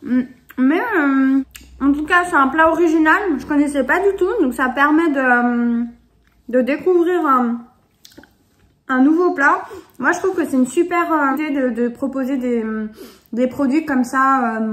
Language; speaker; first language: French; native; French